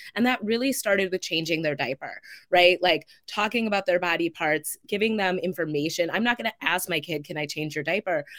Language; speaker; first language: English; native; English